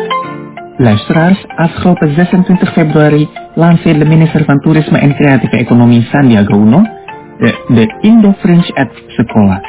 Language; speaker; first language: Dutch; non-native, fluent; Indonesian